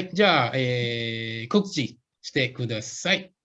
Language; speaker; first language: Japanese; non-native, fluent; English